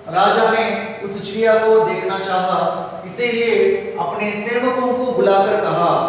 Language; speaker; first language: Hindi; non-native, local second language; Telugu